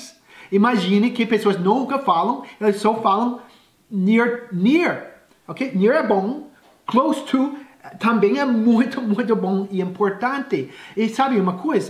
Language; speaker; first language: Portuguese; non-native, fluent; English